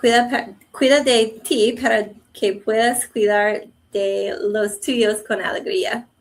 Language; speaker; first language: Spanish; non-native, learner; English